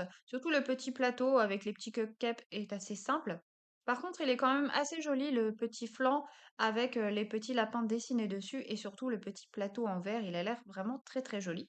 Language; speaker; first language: French; native; French